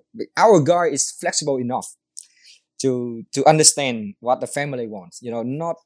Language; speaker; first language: English; non-native, learner; Vietnamese